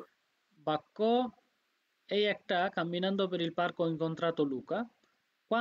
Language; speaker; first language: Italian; non-native, fluent; Bangla